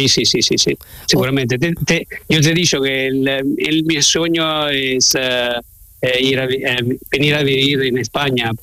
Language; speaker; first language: Spanish; non-native, learner; Italian